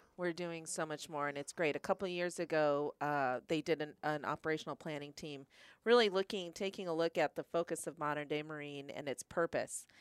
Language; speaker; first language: English; native; English